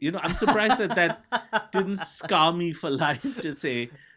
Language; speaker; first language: English; non-native, local second language; Bangla